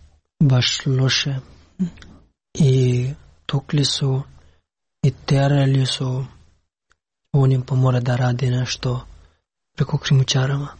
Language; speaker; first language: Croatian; non-native, learner; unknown